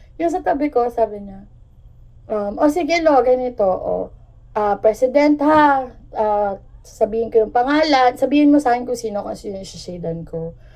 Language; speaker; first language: Filipino; non-native, local second language; Hiligaynon